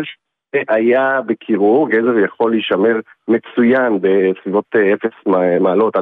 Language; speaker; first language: Hebrew; native; Hebrew